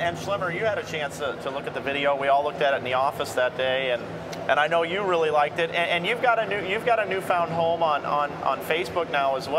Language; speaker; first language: English; native; English